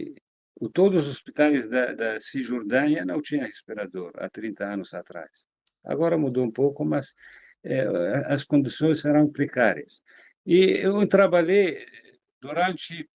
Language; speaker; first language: Portuguese; non-native, fluent; Arabic